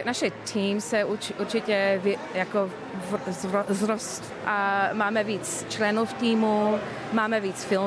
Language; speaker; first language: Czech; early bilingual, heritage; English